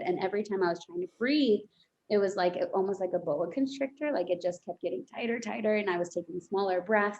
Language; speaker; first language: English; native; English